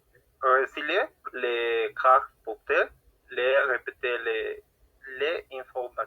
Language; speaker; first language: French; non-native, learner; Spanish